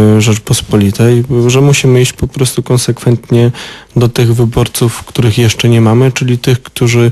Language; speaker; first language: Polish; native; Polish